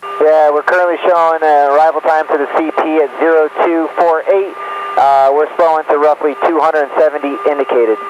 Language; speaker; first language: English; native; English